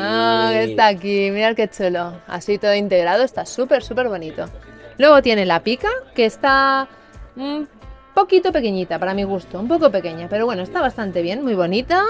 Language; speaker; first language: Spanish; native; Spanish